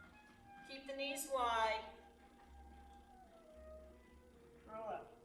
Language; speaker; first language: English; native; English